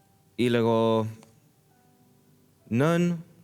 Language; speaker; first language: Spanish; early bilingual, heritage; Spanish